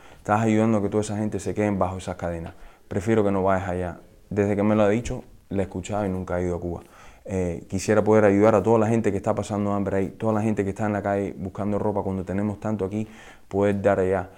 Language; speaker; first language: Spanish; native; Spanish